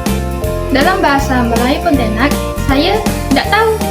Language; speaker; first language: Indonesian; non-native, local second language; Malay